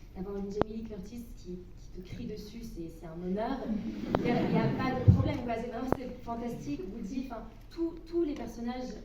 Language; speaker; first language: French; non-native, fluent; English